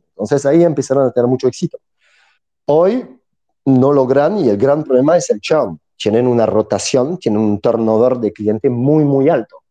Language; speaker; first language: Spanish; non-native, fluent; French